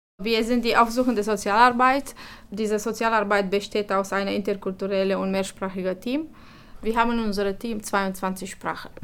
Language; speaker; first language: German; non-native, fluent; Romanian